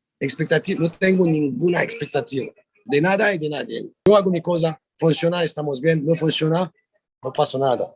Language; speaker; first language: Spanish; non-native, learner; French